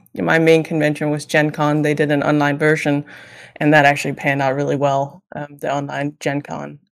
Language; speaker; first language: English; non-native, fluent; Danish